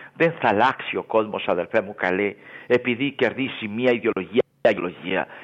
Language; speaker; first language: Greek; non-native, fluent; Spanish